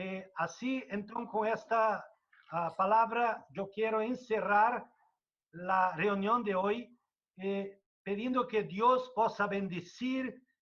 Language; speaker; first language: Spanish; non-native, fluent; Portuguese